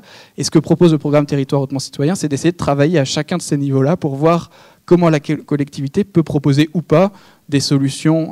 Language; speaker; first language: French; native; French